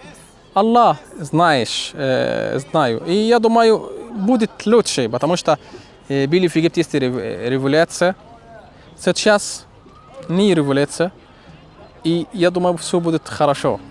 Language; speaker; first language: Russian; non-native, learner; Arabic